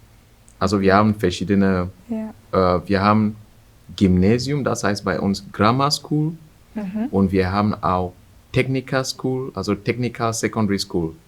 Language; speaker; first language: German; non-native, fluent; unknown